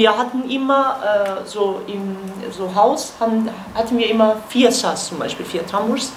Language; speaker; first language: German; non-native, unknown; Kurdish